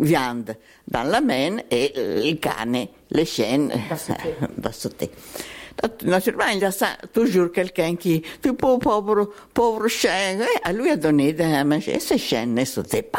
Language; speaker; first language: French; non-native, learner; Italian